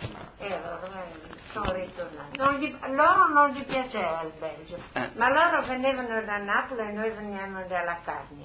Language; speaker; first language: Italian; non-native, local second language; Friulian